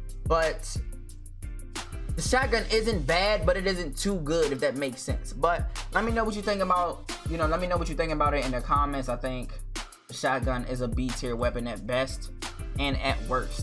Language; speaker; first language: English; native; English